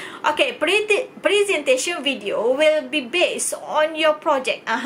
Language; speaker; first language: English; non-native, local second language; Malay